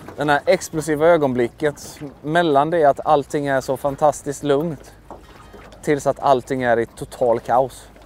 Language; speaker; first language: Swedish; early bilingual, other home language; Russian